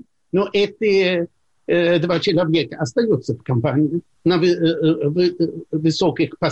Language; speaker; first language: Russian; non-native, fluent; Swedish